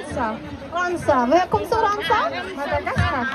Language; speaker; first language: German; non-native, learner; Filipino